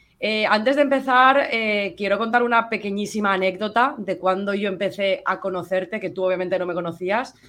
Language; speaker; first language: Spanish; native; Spanish